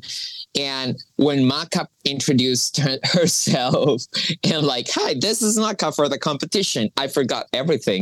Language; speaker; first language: English; non-native, fluent; Spanish